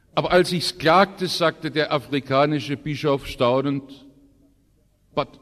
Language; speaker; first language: German; native; German